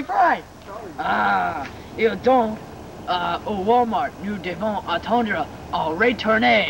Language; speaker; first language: French; non-native, learner; English